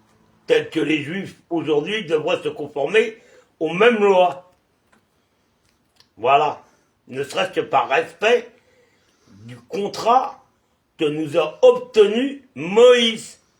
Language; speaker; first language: French; native; French